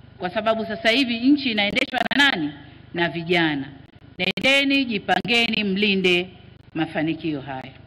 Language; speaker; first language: Swahili; native; Swahili